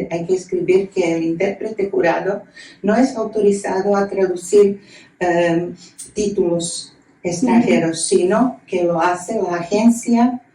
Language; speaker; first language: Spanish; non-native, fluent; Croatian